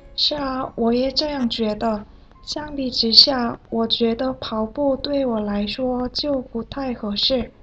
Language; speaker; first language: Chinese; non-native, fluent; Korean